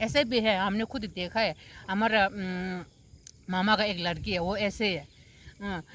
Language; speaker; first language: Hindi; non-native, local second language; Tibetan